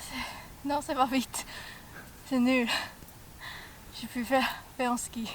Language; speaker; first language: French; non-native, learner; Chinese